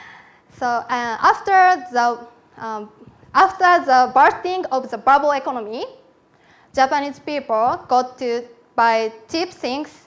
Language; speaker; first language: English; non-native, learner; Japanese